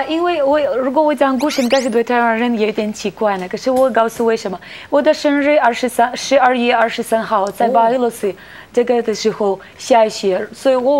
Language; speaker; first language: Chinese; non-native, learner; Russian